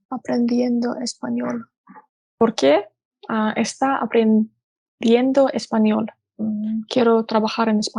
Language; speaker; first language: Spanish; non-native, learner; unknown